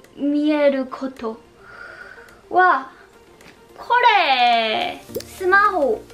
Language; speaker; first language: Japanese; non-native, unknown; Korean